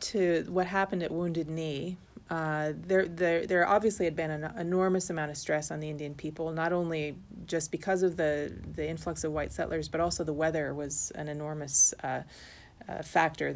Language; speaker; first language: English; native; English